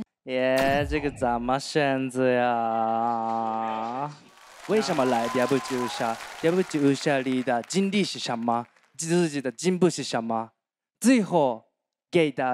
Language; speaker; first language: Chinese; non-native, learner; Japanese